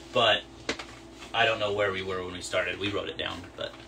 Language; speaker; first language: English; native; English